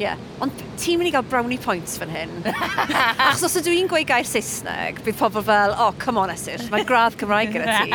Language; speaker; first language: Welsh; native; Welsh